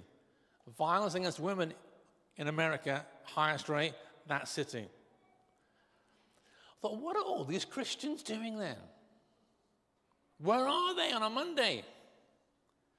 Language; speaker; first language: English; native; English